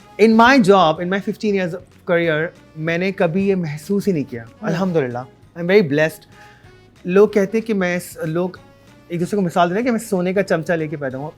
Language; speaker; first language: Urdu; native; Urdu